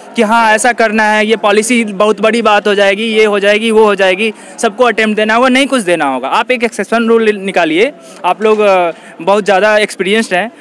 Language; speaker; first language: Hindi; native; Hindi